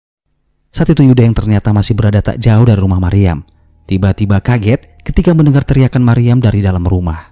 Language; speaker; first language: Indonesian; native; Indonesian